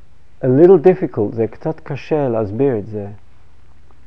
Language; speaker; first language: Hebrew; non-native, fluent; English